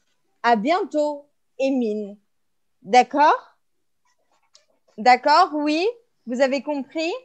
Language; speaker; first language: French; non-native, fluent; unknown